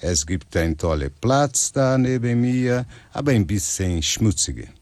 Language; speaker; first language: German; non-native, learner; Portuguese